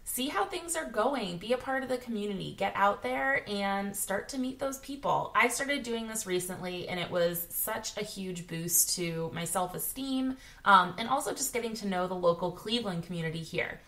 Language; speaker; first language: English; native; English